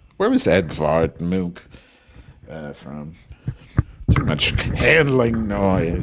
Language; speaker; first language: English; native; English